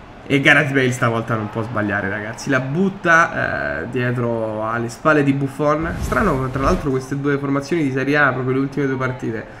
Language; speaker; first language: Italian; native; Italian